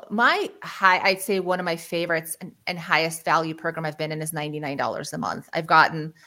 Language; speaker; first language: English; early bilingual, other home language; Ukrainian